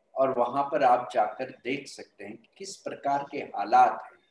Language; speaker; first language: Hindi; non-native, local second language; Marathi